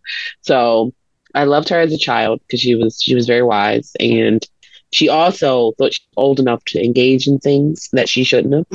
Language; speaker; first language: English; native; English